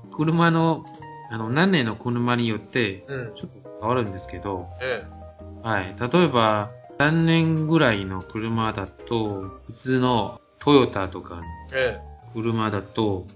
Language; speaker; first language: Japanese; non-native, fluent; Chinese